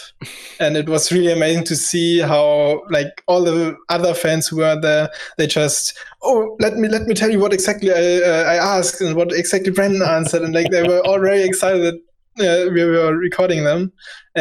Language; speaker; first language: English; non-native, fluent; German